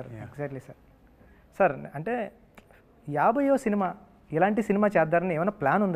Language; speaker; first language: Telugu; native; Telugu